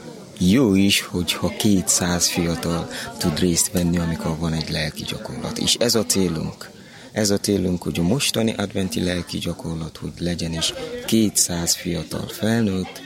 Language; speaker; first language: Hungarian; non-native, learner; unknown